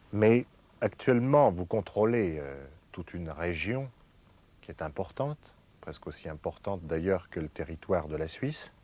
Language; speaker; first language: French; native; French